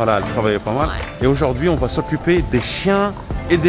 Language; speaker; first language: French; native; French